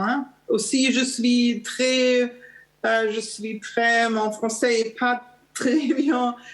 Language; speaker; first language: French; non-native, learner; German